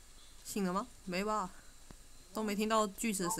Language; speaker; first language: Chinese; native; Chinese